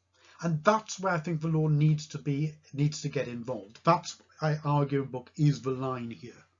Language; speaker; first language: English; native; English